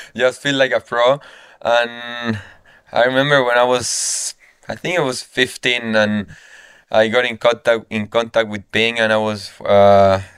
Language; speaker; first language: English; non-native, fluent; Spanish